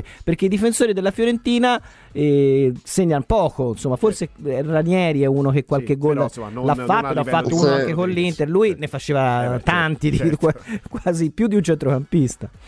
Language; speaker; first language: Italian; native; Italian